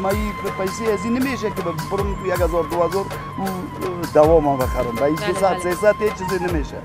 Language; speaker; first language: Persian; native; Persian